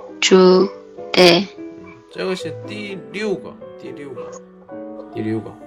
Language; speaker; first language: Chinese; non-native, learner; Korean